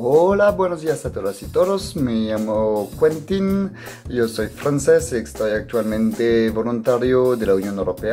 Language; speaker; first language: Spanish; non-native, fluent; French